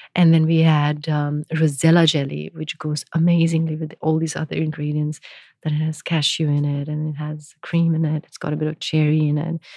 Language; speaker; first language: English; non-native, local second language; Gujarati